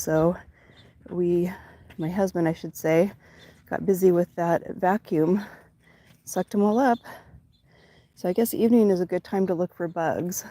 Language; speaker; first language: English; native; English